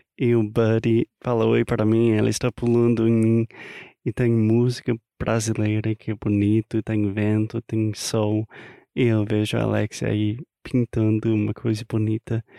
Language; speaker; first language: Portuguese; non-native, learner; English